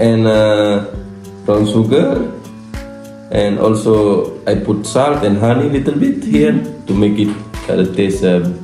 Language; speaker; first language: English; non-native, fluent; Indonesian